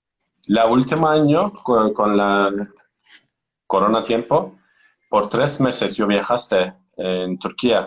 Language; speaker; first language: Spanish; non-native, learner; Turkish